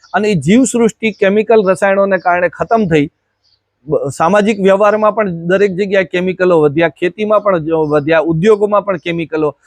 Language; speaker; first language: Gujarati; native; Gujarati